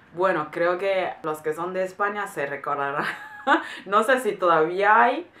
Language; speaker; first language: Spanish; non-native, fluent; German